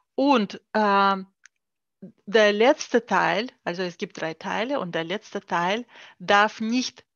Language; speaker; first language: German; non-native, fluent; Russian